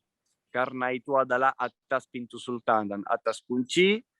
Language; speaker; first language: Indonesian; non-native, fluent; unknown